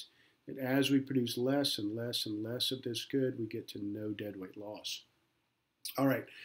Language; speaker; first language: English; native; English